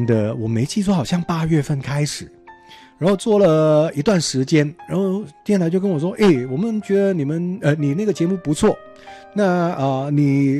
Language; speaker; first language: Chinese; non-native, local second language; Cantonese